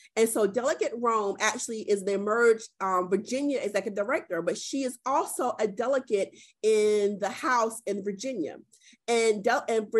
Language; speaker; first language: English; native; English